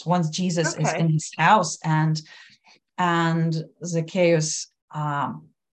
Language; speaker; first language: English; non-native, fluent; Lithuanian